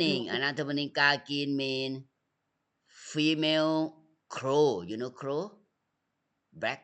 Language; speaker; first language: English; non-native, learner; Thai